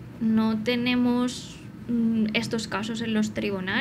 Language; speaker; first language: Spanish; native; Spanish